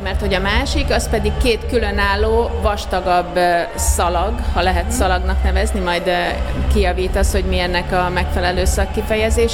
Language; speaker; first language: Hungarian; native; Hungarian